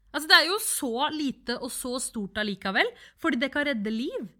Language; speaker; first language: Norwegian; early bilingual, other home language; Tamil